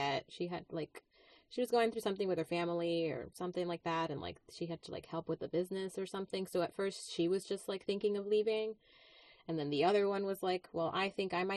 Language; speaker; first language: English; native; English